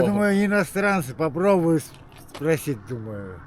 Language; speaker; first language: Russian; non-native, local second language; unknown